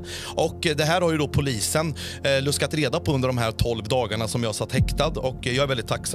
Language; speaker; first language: Swedish; native; Swedish